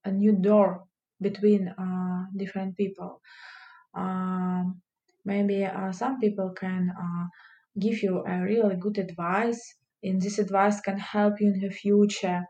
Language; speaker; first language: English; non-native, learner; Russian